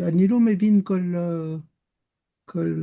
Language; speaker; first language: Hebrew; non-native, learner; French